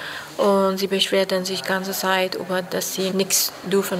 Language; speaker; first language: German; non-native, fluent; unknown